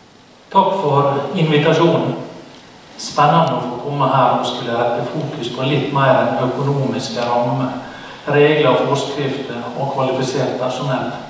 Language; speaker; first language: Norwegian; native; Norwegian